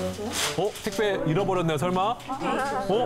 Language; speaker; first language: Korean; native; Korean